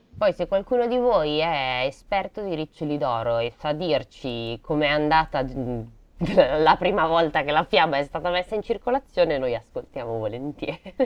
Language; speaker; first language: Italian; native; Italian